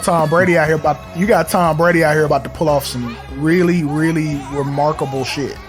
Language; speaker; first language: English; native; English